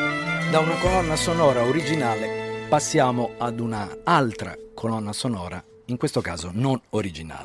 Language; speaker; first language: Italian; native; Italian